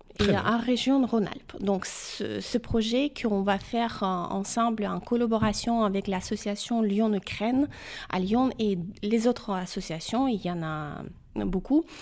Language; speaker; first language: French; non-native, fluent; Ukrainian